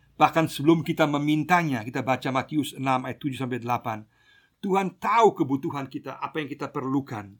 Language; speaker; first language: Indonesian; non-native, fluent; German